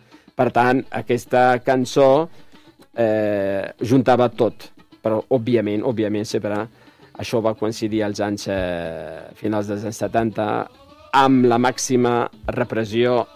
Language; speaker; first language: Catalan; non-native, fluent; Arabic